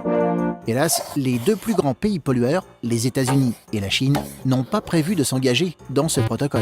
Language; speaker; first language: French; native; French